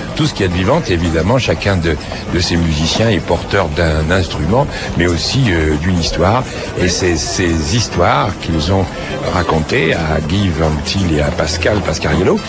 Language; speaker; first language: French; native; French